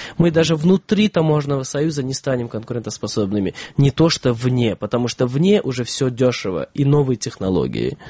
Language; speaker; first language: Russian; non-native, local second language; Kyrgyz